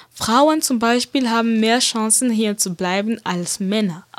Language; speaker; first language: German; non-native, fluent; Central Kurdish